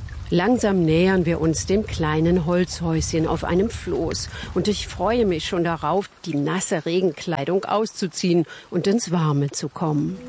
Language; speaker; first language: German; native; German